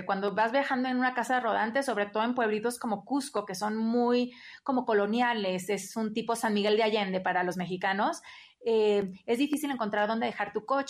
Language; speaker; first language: Spanish; native; Spanish